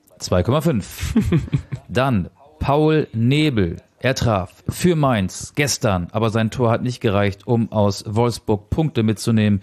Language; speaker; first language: German; native; German